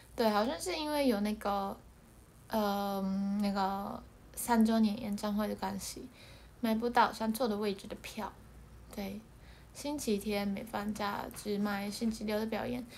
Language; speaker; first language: Chinese; non-native, fluent; Japanese